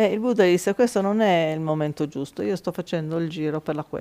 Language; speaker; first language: Italian; native; Italian